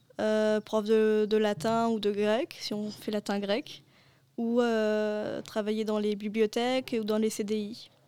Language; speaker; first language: French; native; French